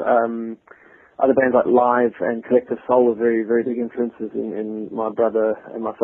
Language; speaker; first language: English; native; English